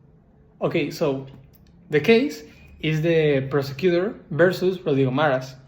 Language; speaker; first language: English; non-native, learner; Spanish